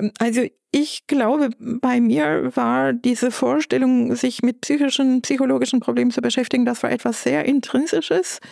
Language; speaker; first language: German; non-native, fluent; Turkish